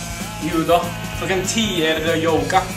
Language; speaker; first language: Swedish; non-native, learner; Icelandic